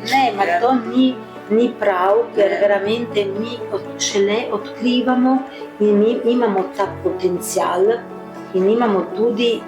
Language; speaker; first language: Slovenian; early bilingual, heritage; Slovenian